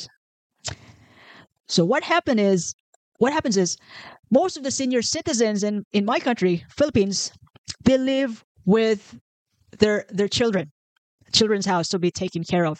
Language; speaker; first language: English; non-native, local second language; Filipino